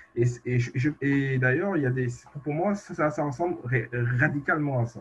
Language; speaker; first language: French; native; French